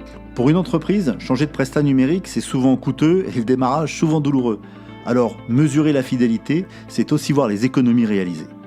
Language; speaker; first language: French; native; French